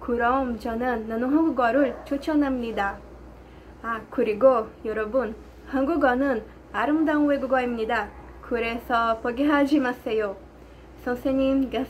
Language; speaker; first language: Korean; non-native, learner; Portuguese